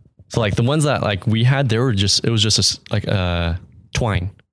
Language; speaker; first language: English; native; English